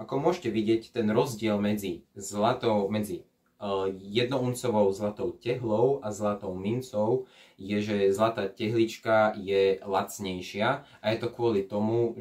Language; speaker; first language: Slovak; native; Slovak